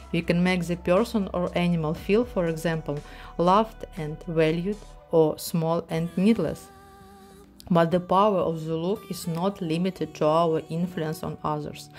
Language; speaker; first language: English; non-native, fluent; Ukrainian